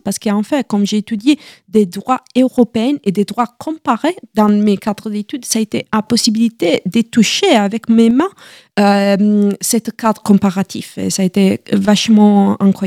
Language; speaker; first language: French; non-native, learner; Italian